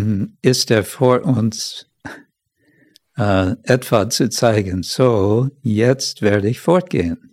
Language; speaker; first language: German; non-native, fluent; English